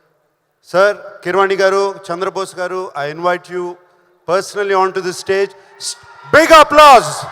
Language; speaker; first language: Telugu; native; Telugu